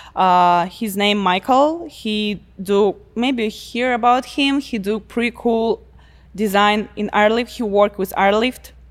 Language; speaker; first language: English; non-native, learner; Russian